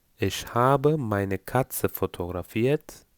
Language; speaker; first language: German; non-native, fluent; Turkish